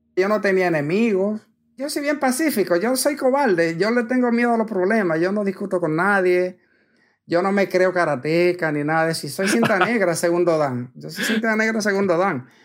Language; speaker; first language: Spanish; native; Spanish